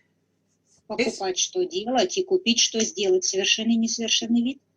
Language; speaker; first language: Russian; native; Russian